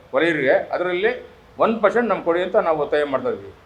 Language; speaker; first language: Kannada; non-native, local second language; Tamil